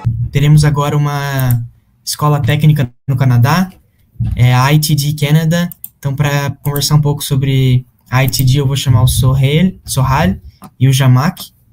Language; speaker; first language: Portuguese; native; Portuguese